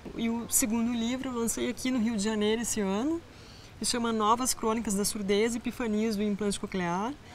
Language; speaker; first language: Portuguese; native; Portuguese